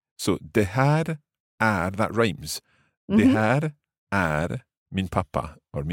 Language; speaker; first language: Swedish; non-native, learner; English